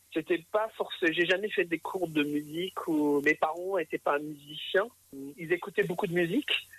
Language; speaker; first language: French; early bilingual, other home language; English